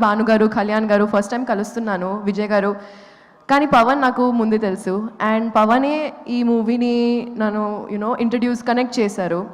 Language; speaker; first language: Telugu; non-native, local second language; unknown